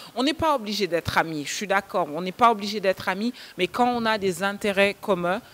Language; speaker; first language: French; non-native, local second language; Wolof